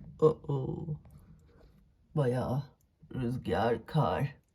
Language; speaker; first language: Turkish; native; Turkish